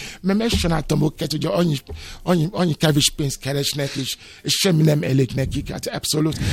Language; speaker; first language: Hungarian; non-native, fluent; Yoruba